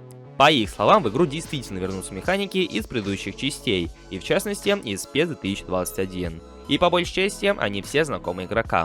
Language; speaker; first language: Russian; native; Russian